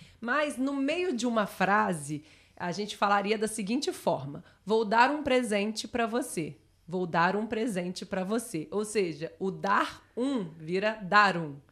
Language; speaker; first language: Portuguese; native; Portuguese